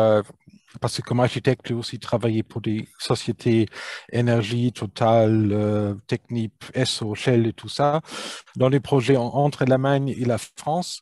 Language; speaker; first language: French; non-native, fluent; German